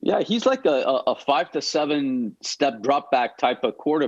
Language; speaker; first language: English; native; English